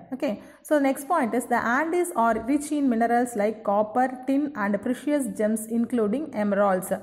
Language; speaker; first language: English; non-native, local second language; Tamil